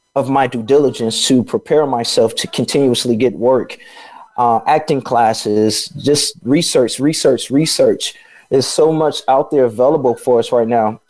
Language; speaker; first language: English; native; English